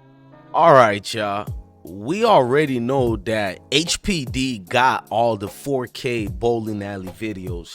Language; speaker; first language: English; native; English